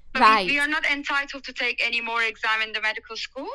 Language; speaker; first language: English; non-native, fluent; Turkish